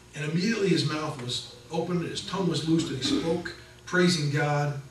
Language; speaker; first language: English; native; English